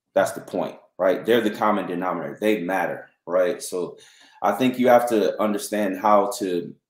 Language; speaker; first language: English; native; English